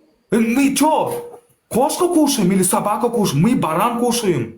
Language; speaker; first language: Russian; non-native, learner; Turkmen